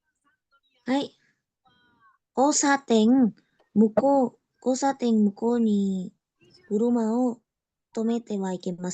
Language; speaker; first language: Japanese; non-native, learner; Indonesian